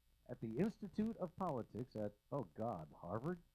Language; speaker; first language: English; native; English